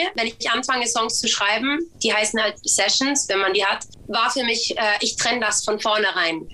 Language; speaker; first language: German; early bilingual, other home language; Swedish